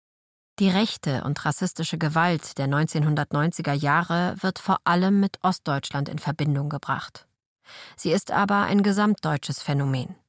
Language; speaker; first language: German; native; German